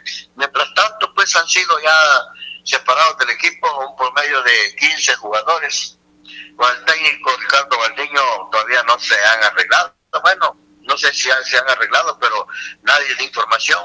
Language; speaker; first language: Spanish; native; Spanish